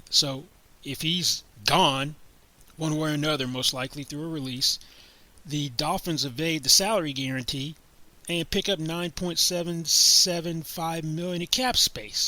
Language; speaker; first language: English; native; English